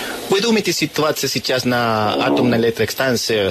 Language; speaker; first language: Russian; non-native, learner; Spanish